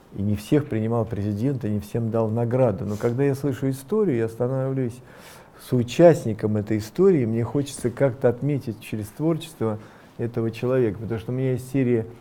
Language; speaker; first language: Russian; native; Russian